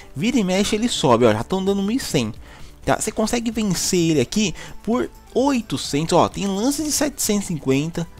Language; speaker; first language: Portuguese; native; Portuguese